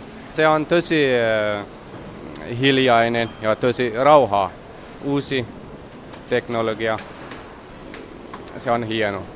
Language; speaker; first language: Finnish; non-native, learner; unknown